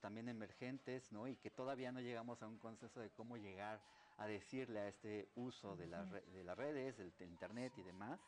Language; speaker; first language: Spanish; native; Spanish